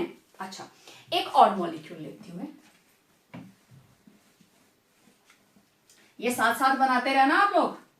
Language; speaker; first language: Hindi; native; Hindi